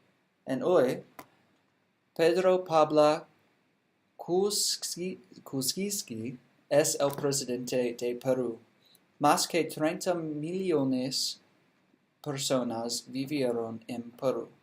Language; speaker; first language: Spanish; non-native, learner; English